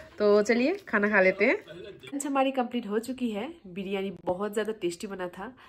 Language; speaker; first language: Hindi; non-native, local second language; Bangla